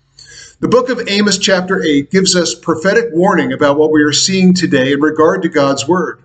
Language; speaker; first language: English; native; English